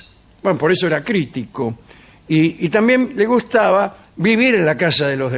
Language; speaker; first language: Spanish; native; Spanish